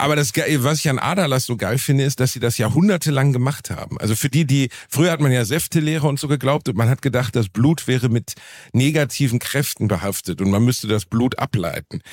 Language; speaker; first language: German; native; German